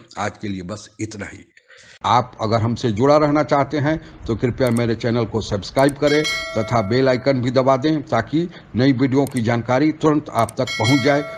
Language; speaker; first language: Hindi; native; Hindi